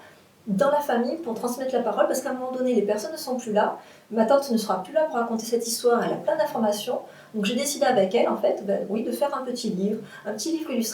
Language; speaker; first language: French; native; French